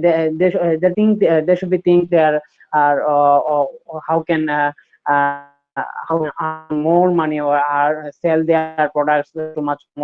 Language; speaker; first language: English; non-native, learner; Bangla